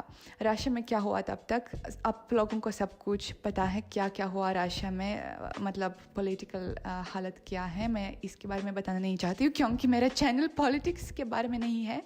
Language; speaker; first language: Hindi; non-native, fluent; Russian